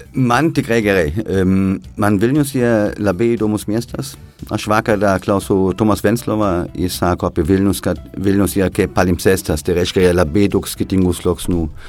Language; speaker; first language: Lithuanian; non-native, fluent; German